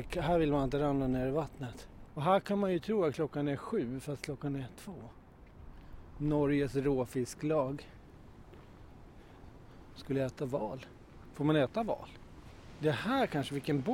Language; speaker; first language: Swedish; native; Swedish